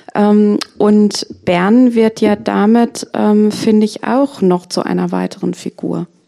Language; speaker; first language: German; native; German